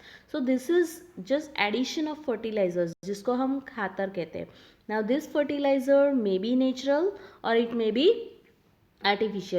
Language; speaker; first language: English; non-native, local second language; Hindi